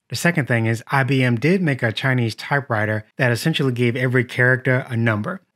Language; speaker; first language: English; native; English